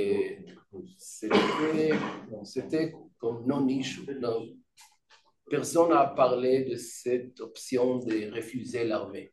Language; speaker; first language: French; non-native, fluent; Hebrew